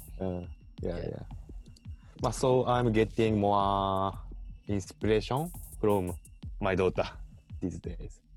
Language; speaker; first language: English; non-native, learner; Japanese